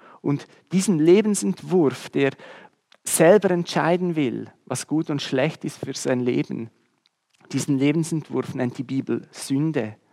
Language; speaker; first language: German; native; German